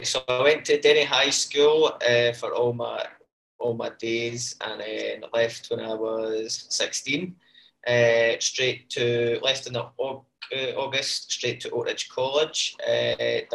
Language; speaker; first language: English; native; English